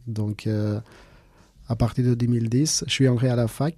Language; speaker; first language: French; non-native, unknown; Persian